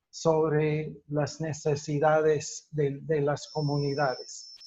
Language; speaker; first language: Spanish; non-native, fluent; English